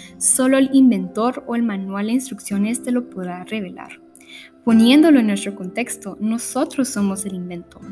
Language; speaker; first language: Spanish; early bilingual, heritage; Spanish